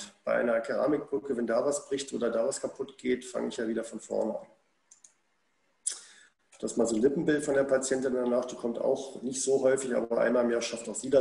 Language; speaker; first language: German; native; German